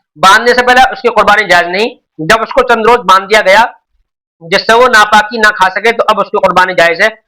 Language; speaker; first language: Urdu; native; Urdu